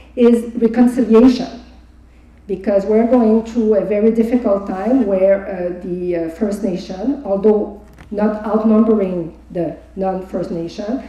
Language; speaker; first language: English; non-native, fluent; French